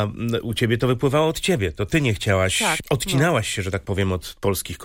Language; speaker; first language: Polish; native; Polish